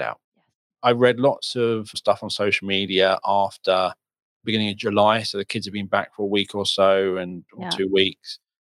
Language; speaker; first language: English; native; English